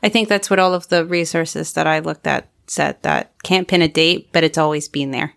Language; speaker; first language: English; native; English